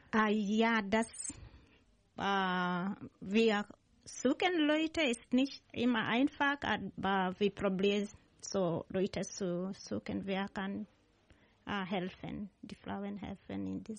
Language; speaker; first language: German; non-native, learner; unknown